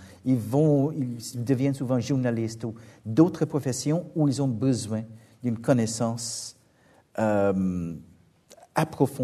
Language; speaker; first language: French; non-native, fluent; English